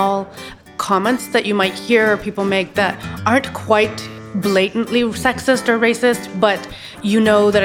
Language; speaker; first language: English; non-native, local second language; Urdu